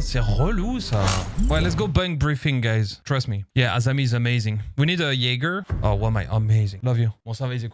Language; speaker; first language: English; non-native, fluent; French